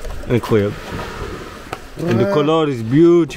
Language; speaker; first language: English; non-native, learner; French